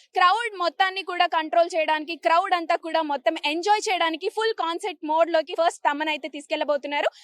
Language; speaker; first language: Telugu; native; Telugu